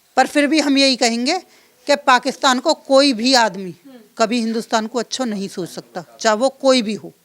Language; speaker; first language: Hindi; native; Hindi